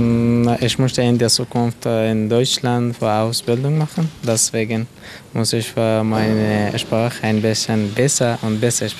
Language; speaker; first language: German; non-native, learner; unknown